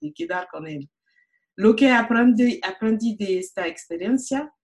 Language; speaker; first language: Spanish; non-native, fluent; French